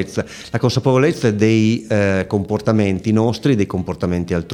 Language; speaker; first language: Italian; native; Italian